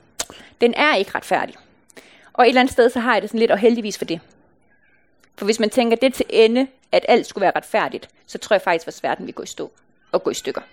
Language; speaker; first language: Danish; native; Danish